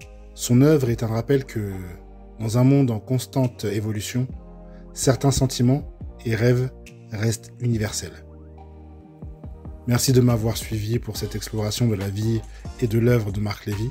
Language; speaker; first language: French; native; French